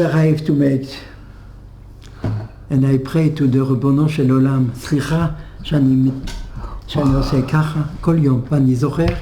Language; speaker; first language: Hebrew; non-native, fluent; French